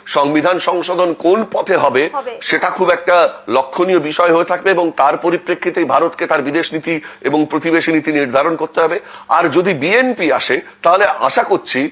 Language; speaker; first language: Bangla; native; Bangla